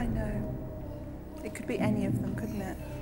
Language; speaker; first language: English; native; English